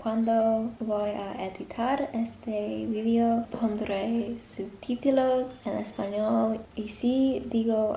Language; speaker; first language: Spanish; non-native, learner; English